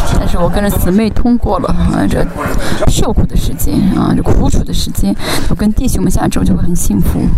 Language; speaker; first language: Chinese; non-native, fluent; Korean